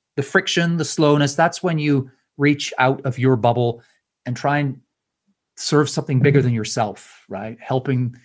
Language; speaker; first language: English; native; English